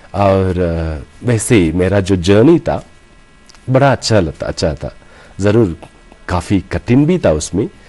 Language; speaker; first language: Hindi; non-native, local second language; Tamil